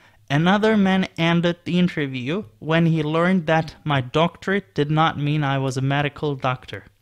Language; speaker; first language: English; non-native, fluent; Turkish